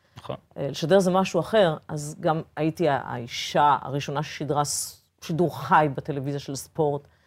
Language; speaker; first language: Hebrew; early bilingual, other home language; Portuguese